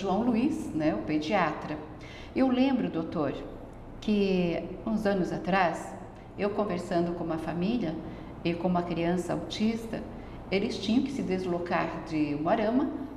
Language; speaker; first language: Portuguese; native; Portuguese